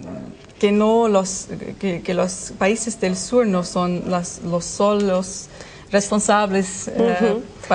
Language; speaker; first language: Spanish; non-native, fluent; German